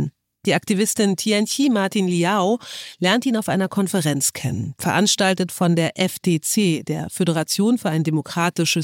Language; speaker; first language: German; native; German